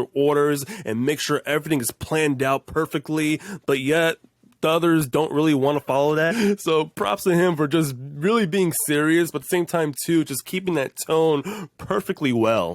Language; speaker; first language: English; native; English